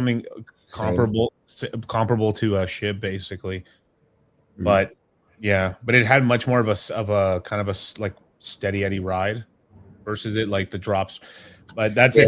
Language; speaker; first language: English; native; English